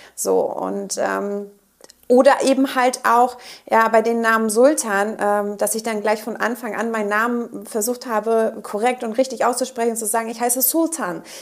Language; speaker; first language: German; native; German